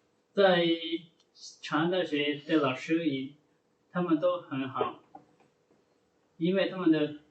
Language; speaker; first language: Chinese; non-native, fluent; Lao